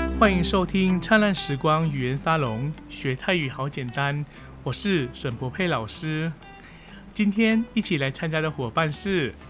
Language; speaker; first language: Chinese; early bilingual, heritage; Chinese